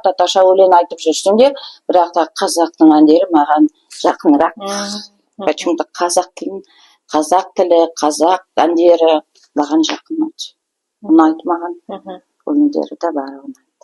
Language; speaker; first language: Kazakh; non-native, local second language; Tatar